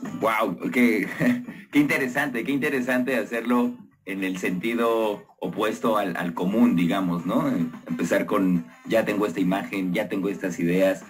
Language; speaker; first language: Spanish; native; Spanish